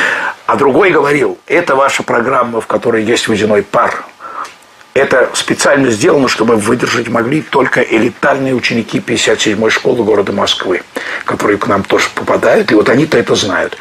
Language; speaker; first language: Russian; native; Russian